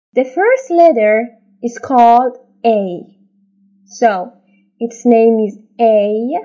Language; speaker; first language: English; non-native, fluent; Persian